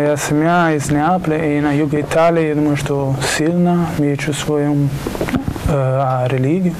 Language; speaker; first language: Russian; non-native, learner; Italian